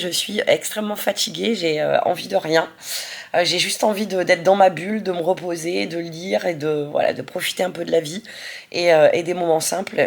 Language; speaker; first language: French; native; French